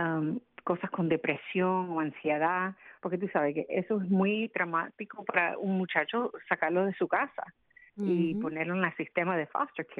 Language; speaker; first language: Spanish; early bilingual, other home language; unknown